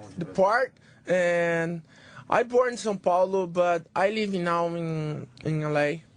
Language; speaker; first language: English; non-native, learner; Portuguese